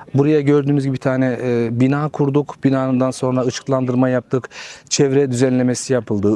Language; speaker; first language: Turkish; early bilingual, heritage; Turkish